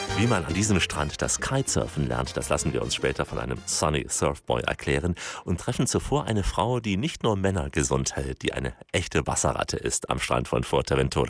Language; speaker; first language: German; native; German